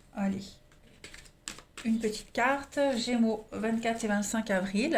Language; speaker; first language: French; native; French